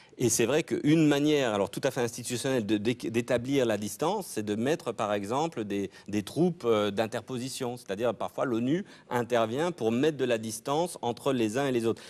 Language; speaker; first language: French; native; French